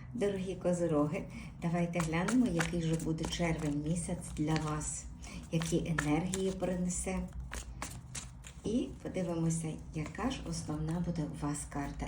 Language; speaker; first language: Ukrainian; native; Ukrainian